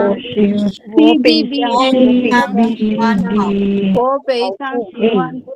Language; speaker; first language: Chinese; non-native, learner; Filipino